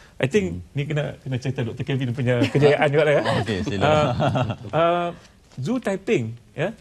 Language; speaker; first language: Malay; native; Malay